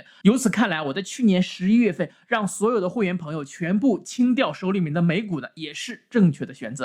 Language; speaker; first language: Chinese; native; Chinese